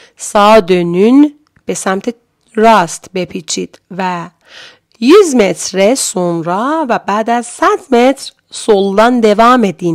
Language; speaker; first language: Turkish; non-native, fluent; Persian